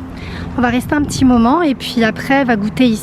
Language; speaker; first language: French; native; French